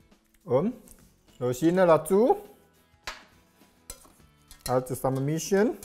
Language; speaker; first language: German; non-native, learner; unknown